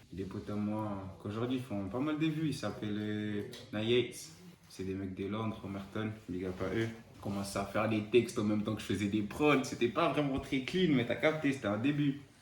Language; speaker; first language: French; non-native, fluent; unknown